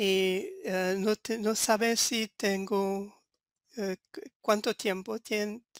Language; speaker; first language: Spanish; non-native, fluent; French